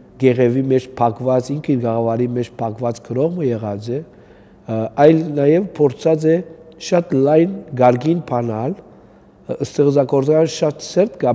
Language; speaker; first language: Armenian; early bilingual, heritage; Armenian